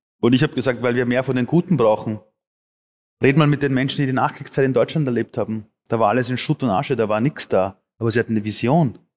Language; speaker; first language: German; early bilingual, other home language; Persian